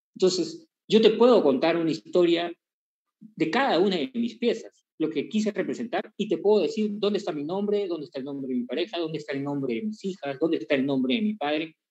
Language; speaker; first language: Spanish; native; Spanish